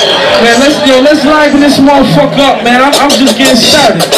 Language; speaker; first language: English; native; English